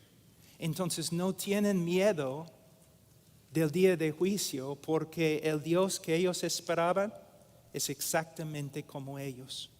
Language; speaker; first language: Spanish; non-native, fluent; English